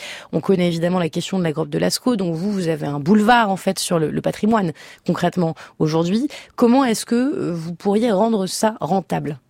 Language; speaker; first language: French; native; French